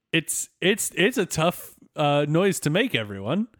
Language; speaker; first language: English; native; English